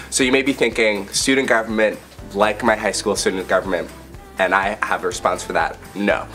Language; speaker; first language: English; native; English